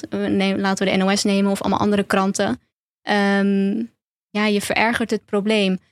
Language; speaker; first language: Dutch; early bilingual, other home language; Turkish